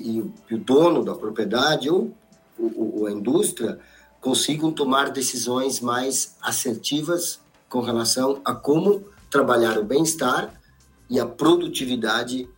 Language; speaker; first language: Portuguese; native; Portuguese